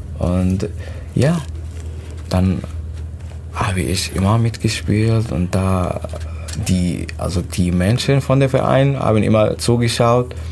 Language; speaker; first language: German; non-native, fluent; Arabic